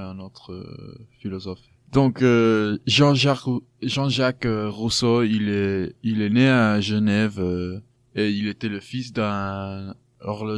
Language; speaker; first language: French; non-native, fluent; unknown